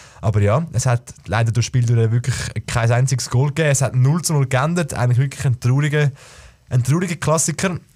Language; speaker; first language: German; native; German